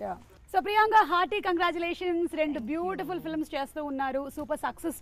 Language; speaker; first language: Telugu; native; Telugu